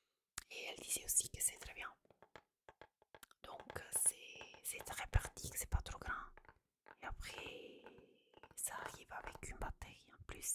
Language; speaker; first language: French; non-native, fluent; Italian